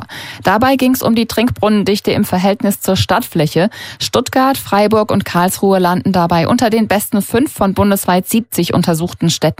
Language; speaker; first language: German; native; German